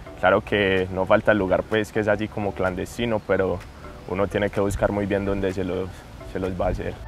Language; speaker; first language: Spanish; native; Spanish